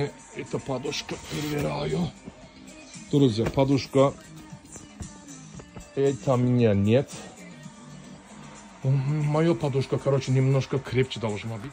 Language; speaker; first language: Russian; non-native, learner; Turkish